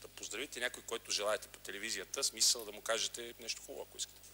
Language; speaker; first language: Bulgarian; native; Bulgarian